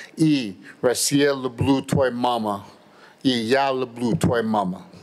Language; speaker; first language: Russian; non-native, learner; English